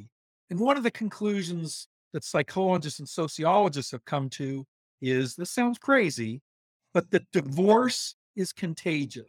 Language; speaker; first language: English; native; English